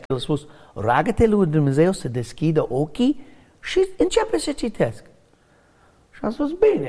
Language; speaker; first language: Romanian; non-native, learner; English